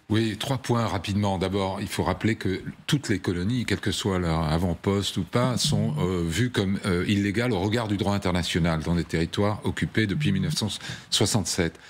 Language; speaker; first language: French; native; French